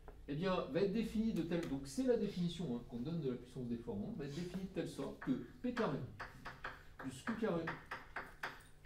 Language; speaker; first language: French; native; French